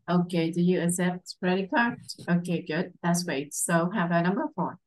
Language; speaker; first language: English; non-native, fluent; Vietnamese